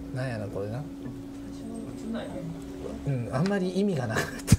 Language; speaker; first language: Japanese; native; Japanese